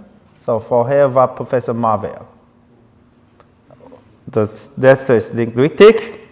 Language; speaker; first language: German; non-native, learner; Chinese